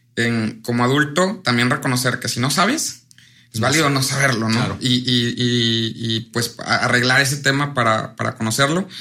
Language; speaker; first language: Spanish; native; Spanish